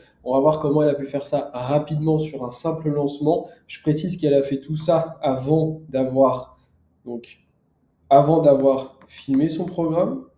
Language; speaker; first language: French; native; French